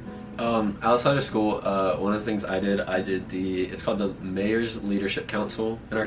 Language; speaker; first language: English; native; English